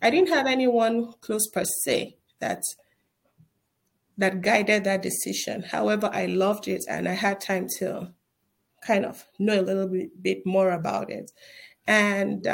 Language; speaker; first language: English; non-native, local second language; Yoruba